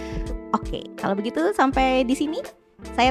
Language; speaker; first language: Indonesian; native; Indonesian